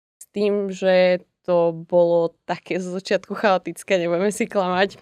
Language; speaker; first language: Slovak; native; Slovak